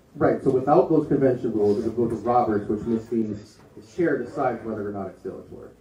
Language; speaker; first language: English; native; English